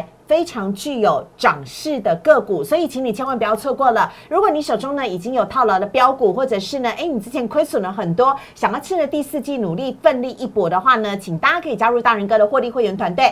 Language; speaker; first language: Chinese; native; Chinese